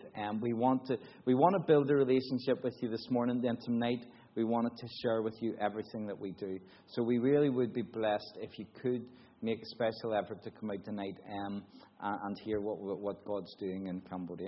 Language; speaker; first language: English; native; English